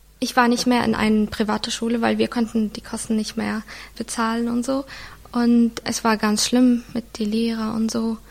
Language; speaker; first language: German; non-native, fluent; Arabic